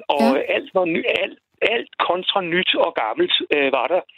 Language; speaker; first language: Danish; native; Danish